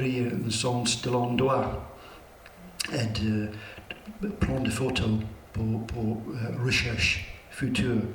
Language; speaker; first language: French; non-native, learner; English